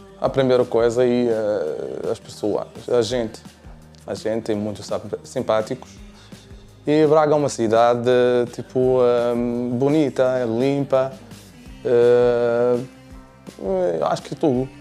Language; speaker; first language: Portuguese; non-native, learner; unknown